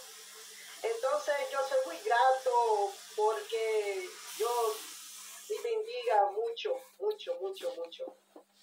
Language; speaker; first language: Spanish; non-native, learner; Portuguese